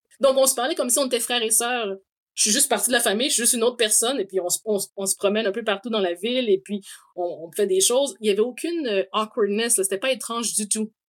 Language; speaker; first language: French; native; French